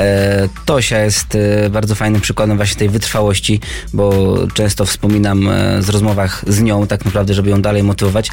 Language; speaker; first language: Polish; native; Polish